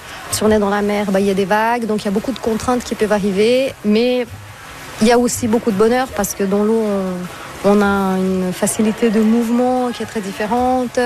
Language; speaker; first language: French; non-native, fluent; Portuguese